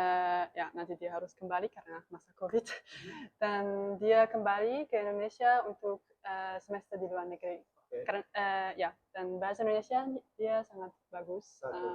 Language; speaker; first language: Indonesian; non-native, learner; German